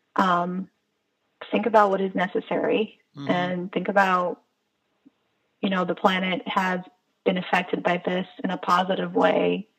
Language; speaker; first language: English; non-native, fluent; Portuguese